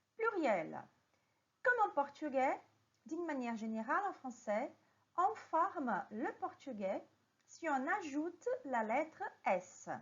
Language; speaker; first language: French; non-native, fluent; Portuguese